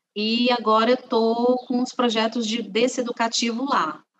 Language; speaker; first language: Portuguese; native; Portuguese